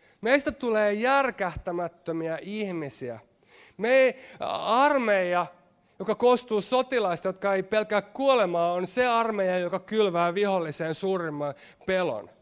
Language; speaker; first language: Finnish; native; Finnish